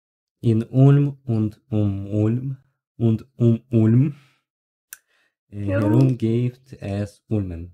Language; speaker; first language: German; non-native, learner; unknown